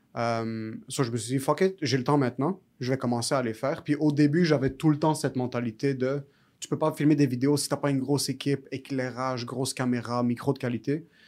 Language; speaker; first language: French; early bilingual, other home language; Arabic